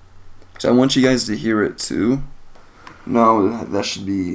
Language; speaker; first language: English; native; English